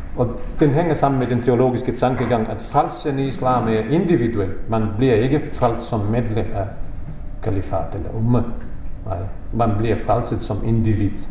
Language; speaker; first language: Danish; non-native, fluent; Bosnian